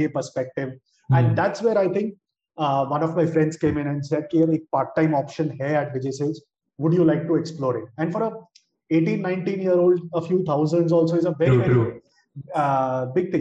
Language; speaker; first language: English; non-native, local second language; Hindi